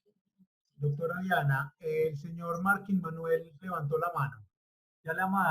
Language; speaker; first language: Spanish; native; Spanish